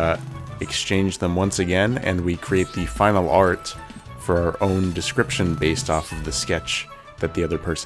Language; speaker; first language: English; native; English